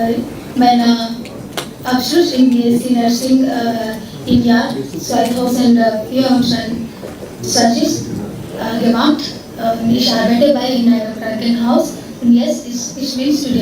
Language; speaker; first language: German; non-native, learner; Telugu